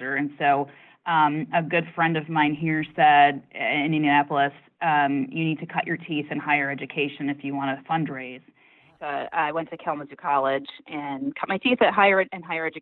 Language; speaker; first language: English; native; English